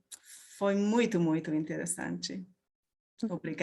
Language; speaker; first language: Portuguese; non-native, learner; Hungarian